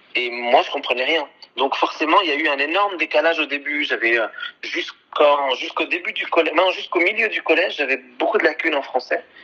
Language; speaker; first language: French; early bilingual, other home language; Arabic